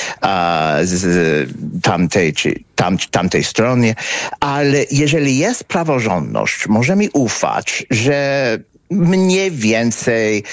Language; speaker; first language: Polish; non-native, fluent; English